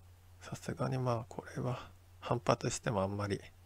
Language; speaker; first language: Japanese; native; Japanese